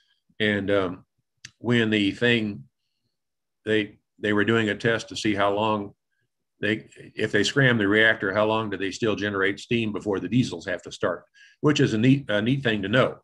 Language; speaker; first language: English; native; English